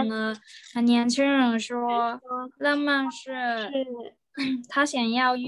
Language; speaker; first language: Chinese; non-native, learner; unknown